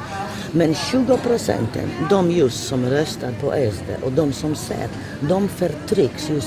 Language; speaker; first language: Swedish; non-native, fluent; Polish